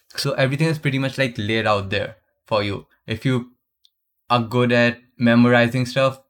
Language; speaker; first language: English; non-native, local second language; Hindi